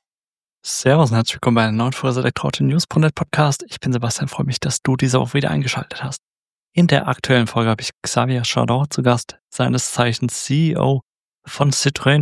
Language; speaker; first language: German; native; German